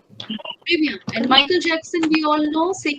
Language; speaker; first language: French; non-native, fluent; Hindi